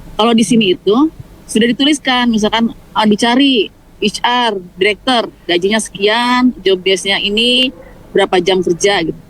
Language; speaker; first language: Indonesian; native; Indonesian